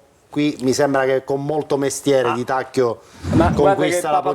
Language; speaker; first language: Italian; native; Italian